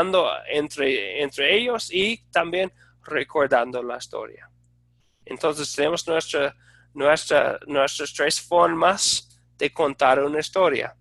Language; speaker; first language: Spanish; non-native, fluent; English